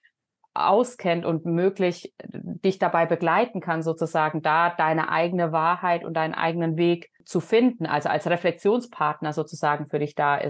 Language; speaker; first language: German; native; German